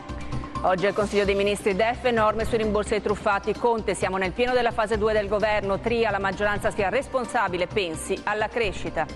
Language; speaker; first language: Italian; native; Italian